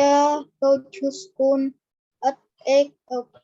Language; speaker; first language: English; non-native, learner; Vietnamese